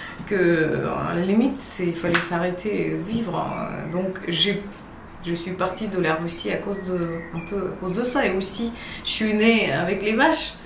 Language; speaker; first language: French; non-native, fluent; Russian